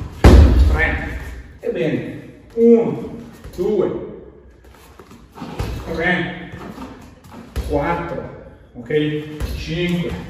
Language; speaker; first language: Italian; native; Italian